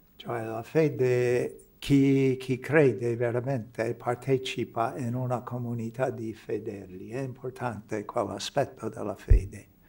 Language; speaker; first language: Italian; non-native, fluent; English